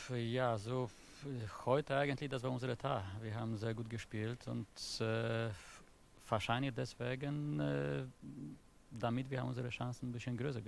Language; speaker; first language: German; non-native, fluent; Polish